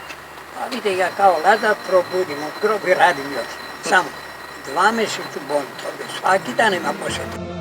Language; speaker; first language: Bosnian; early bilingual, heritage; Bosnian